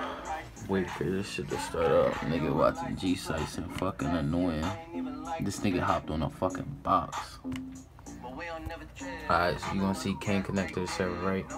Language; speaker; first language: English; native; English